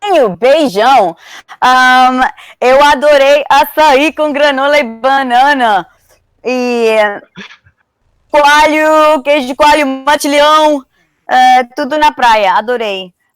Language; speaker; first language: Portuguese; non-native, learner; Spanish